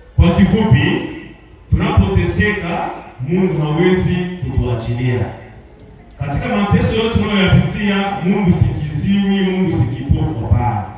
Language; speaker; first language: Swahili; non-native, local second language; Nande